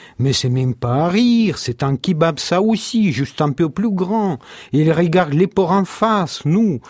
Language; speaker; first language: French; non-native, fluent; Russian